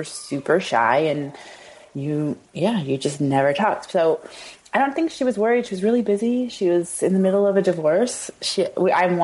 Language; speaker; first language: English; native; English